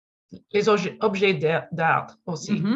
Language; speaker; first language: French; non-native, learner; English